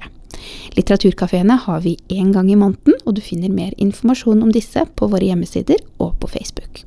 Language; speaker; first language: Norwegian; native; Norwegian